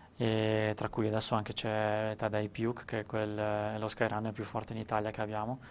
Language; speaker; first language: Italian; native; Italian